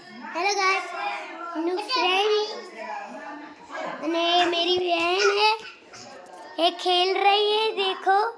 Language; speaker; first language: Hindi; non-native, local second language; Gujarati